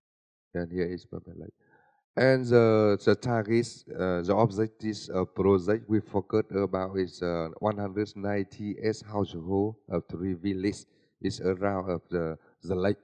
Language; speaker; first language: English; non-native, learner; Vietnamese